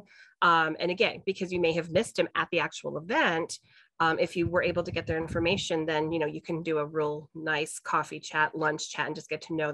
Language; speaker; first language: English; native; English